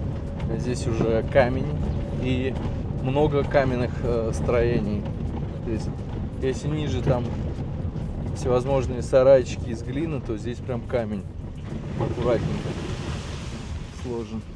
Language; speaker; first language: Russian; native; Russian